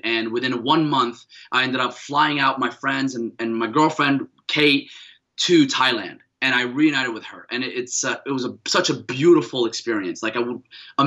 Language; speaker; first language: English; native; English